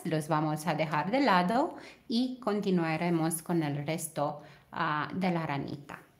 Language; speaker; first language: Spanish; non-native, fluent; Romanian